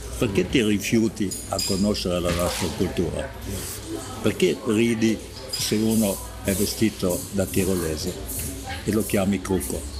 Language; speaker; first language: Italian; non-native, local second language; German